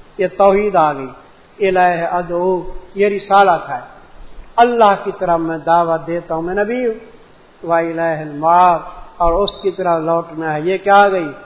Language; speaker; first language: Urdu; non-native, local second language; Punjabi